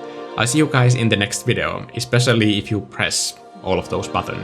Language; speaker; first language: English; non-native, fluent; Finnish